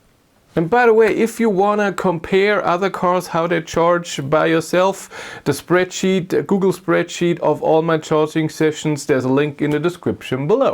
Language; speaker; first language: English; non-native, fluent; German